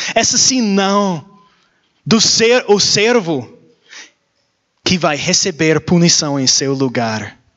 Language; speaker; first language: Portuguese; non-native, learner; English